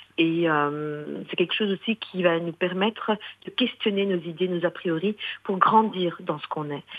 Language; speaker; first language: French; early bilingual, other home language; Arabic